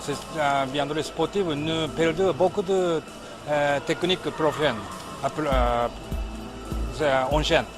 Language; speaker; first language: French; non-native, learner; Japanese